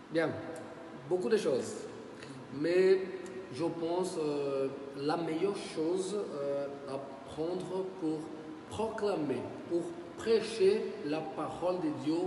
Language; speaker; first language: French; non-native, learner; Portuguese